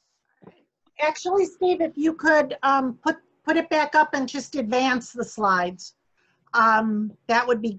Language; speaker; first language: English; native; English